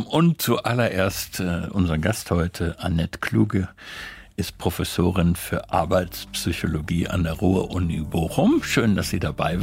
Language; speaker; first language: German; native; German